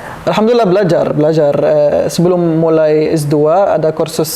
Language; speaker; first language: Indonesian; non-native, learner; Arabic